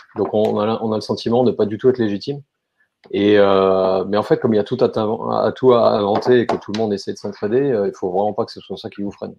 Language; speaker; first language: French; native; French